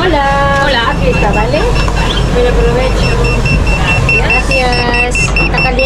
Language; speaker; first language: Spanish; non-native, learner; Filipino